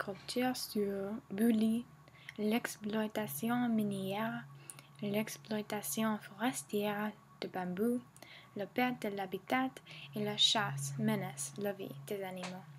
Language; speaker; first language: French; non-native, learner; English